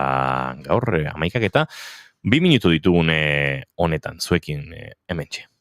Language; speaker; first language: Basque; native; Basque